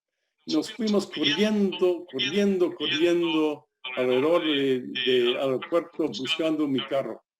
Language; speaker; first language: Spanish; non-native, fluent; English